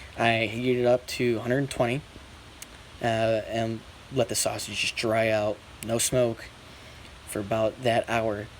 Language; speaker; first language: English; native; English